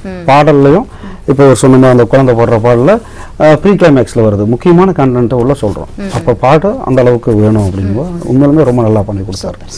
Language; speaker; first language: Tamil; native; Tamil